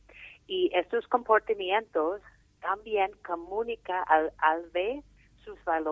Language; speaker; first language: Spanish; non-native, fluent; English